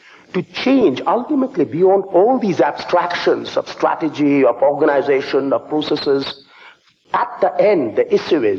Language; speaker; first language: English; non-native, local second language; Bangla